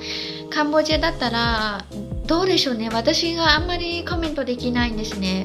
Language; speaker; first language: Japanese; non-native, fluent; Khmer